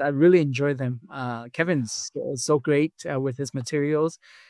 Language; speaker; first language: English; early bilingual, other home language; Vietnamese